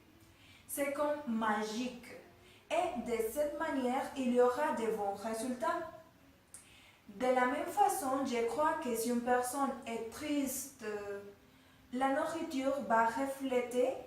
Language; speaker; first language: French; non-native, fluent; Spanish